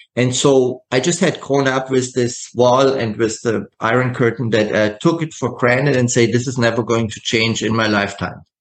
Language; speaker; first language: English; non-native, fluent; German